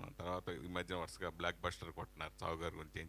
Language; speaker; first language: Telugu; native; Telugu